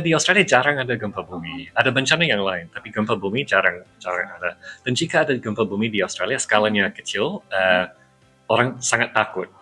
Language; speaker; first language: Indonesian; non-native, fluent; English